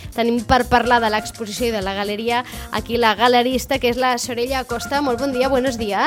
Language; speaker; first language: Spanish; non-native, local second language; Catalan